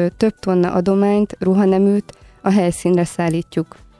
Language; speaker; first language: Hungarian; native; Hungarian